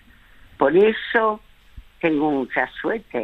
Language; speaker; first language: Spanish; early bilingual, other home language; French